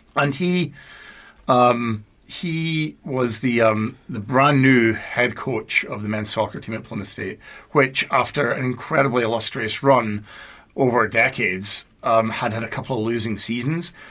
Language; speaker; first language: English; native; English